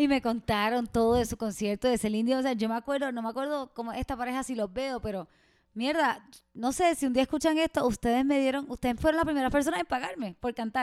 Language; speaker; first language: Spanish; native; Spanish